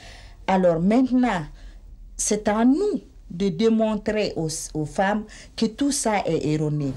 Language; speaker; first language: French; non-native, local second language; Bambara